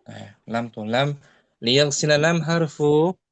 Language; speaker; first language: Indonesian; native; Indonesian